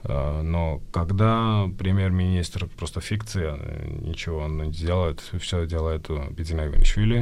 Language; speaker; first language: Russian; non-native, fluent; Georgian